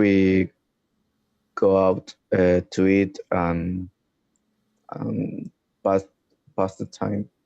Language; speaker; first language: English; non-native, learner; Spanish